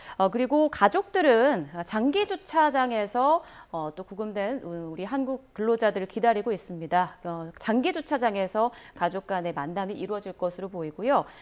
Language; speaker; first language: Korean; native; Korean